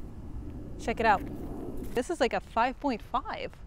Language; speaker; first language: English; native; English